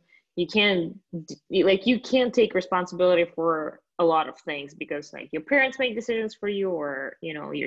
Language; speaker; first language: English; non-native, fluent; Russian